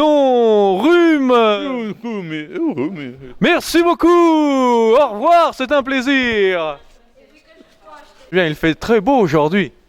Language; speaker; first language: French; non-native, fluent; Portuguese